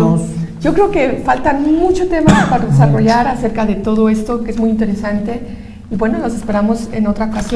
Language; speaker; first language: Spanish; native; Spanish